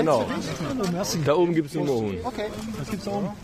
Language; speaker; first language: German; native; German